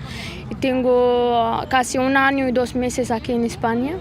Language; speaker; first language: Spanish; non-native, learner; Arabic